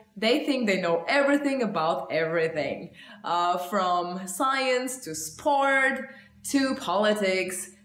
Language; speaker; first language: English; non-native, fluent; Bulgarian